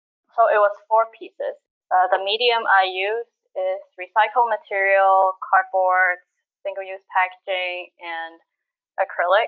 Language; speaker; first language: English; non-native, local second language; Cantonese